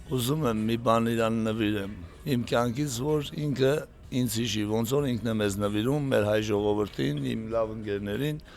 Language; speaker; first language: Armenian; native; Armenian